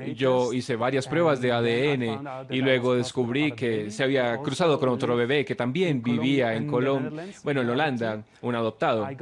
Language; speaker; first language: Spanish; non-native, fluent; Dutch